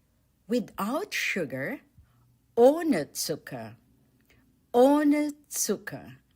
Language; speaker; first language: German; non-native, fluent; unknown